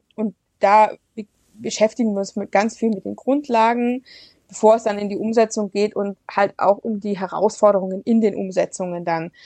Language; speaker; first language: German; native; German